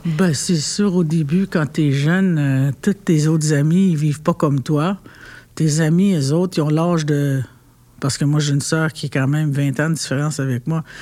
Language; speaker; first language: French; non-native, local second language; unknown